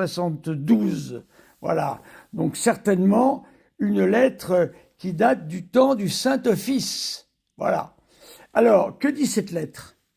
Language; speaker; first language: French; native; French